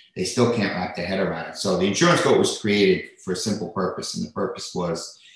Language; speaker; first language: English; native; English